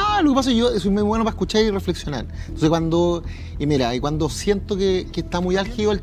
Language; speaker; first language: Spanish; native; Spanish